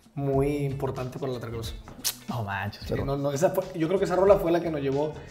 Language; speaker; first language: Spanish; native; Spanish